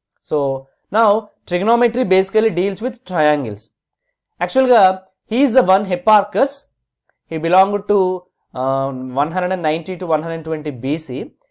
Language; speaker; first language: English; non-native, local second language; Telugu